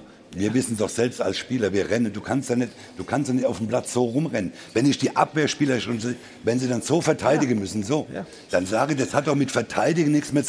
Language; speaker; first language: German; native; German